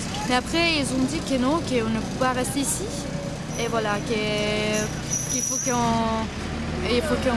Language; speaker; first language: French; non-native, fluent; Spanish